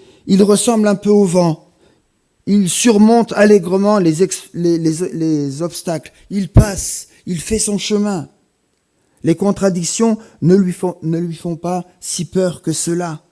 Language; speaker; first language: French; native; French